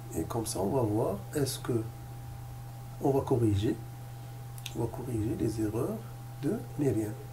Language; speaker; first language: French; non-native, local second language; Arabic